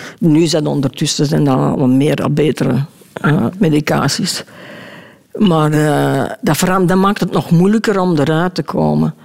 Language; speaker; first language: Dutch; native; Dutch